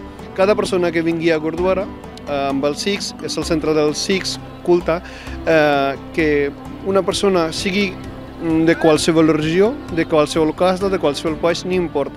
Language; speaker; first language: Catalan; non-native, fluent; Punjabi